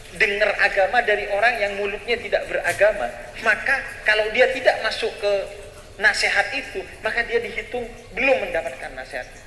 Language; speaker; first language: Indonesian; non-native, local second language; Madurese